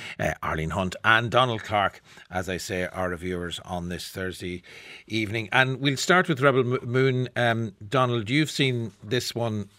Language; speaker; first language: English; native; English